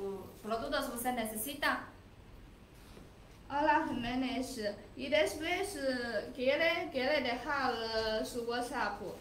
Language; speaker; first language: Spanish; non-native, learner; Chinese